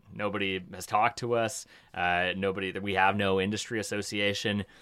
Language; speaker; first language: English; native; English